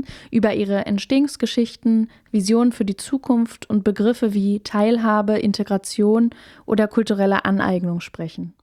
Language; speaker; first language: German; native; German